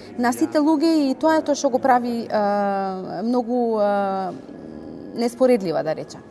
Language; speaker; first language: Macedonian; non-native, fluent; Spanish